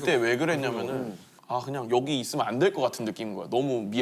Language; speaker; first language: Korean; native; Korean